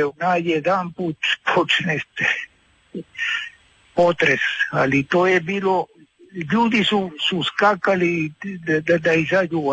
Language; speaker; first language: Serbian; early bilingual, heritage; Serbian